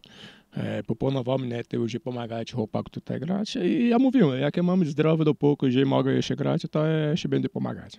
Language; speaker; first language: Polish; non-native, learner; Portuguese